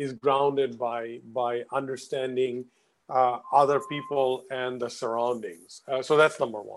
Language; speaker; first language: English; non-native, local second language; Bangla